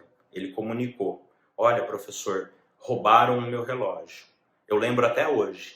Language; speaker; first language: Portuguese; native; Portuguese